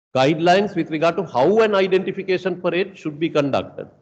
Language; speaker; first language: English; non-native, local second language; Sinhala